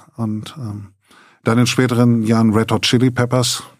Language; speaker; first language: German; native; German